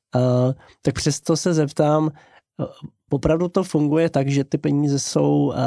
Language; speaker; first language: Czech; native; Czech